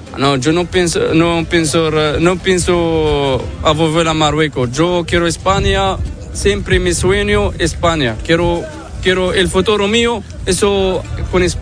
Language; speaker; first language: Spanish; non-native, learner; Arabic